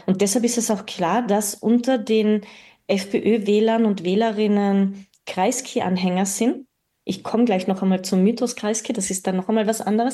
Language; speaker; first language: German; native; German